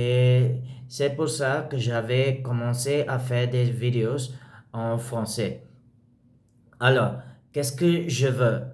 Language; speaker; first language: French; non-native, learner; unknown